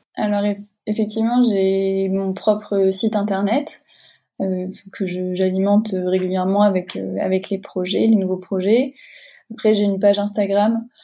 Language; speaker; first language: French; native; French